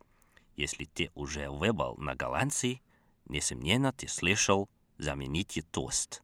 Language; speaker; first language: Russian; non-native, fluent; Dutch